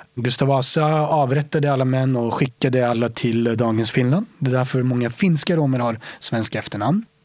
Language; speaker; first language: Swedish; early bilingual, other home language; Romany